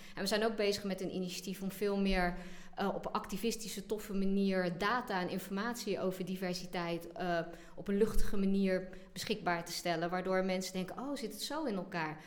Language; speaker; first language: Dutch; native; Dutch